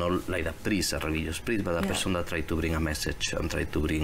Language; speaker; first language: English; non-native, learner; Spanish